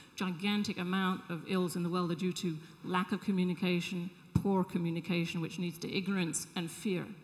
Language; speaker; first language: English; native; English